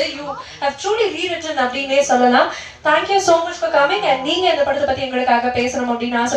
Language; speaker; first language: Tamil; native; Tamil